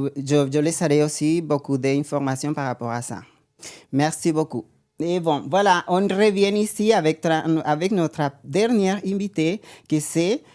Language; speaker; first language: French; non-native, learner; Spanish